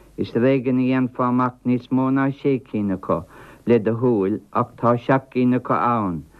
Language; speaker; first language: Irish; non-native, local second language; English